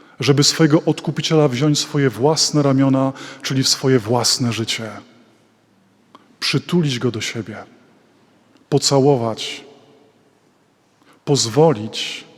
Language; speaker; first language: Polish; native; Polish